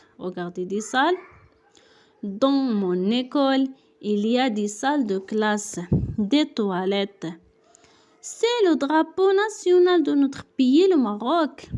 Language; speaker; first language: French; non-native, local second language; Arabic